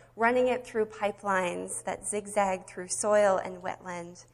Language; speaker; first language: English; native; English